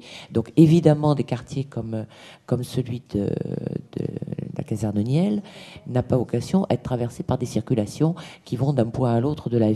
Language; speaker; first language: French; native; French